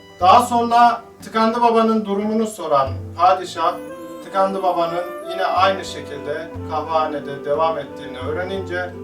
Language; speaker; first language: Turkish; native; Turkish